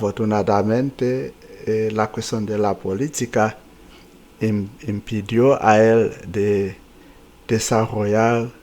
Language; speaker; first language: Spanish; non-native, fluent; Haitian Creole